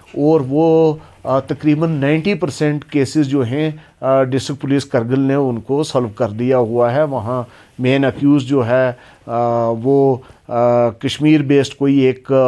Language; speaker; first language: Hindi; non-native, local second language; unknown